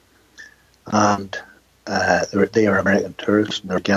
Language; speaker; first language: English; native; English